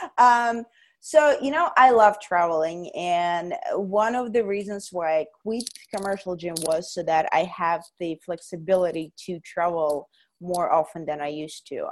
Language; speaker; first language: English; non-native, fluent; Russian